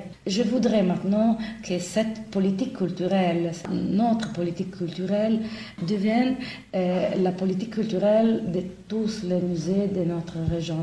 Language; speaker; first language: French; non-native, fluent; Italian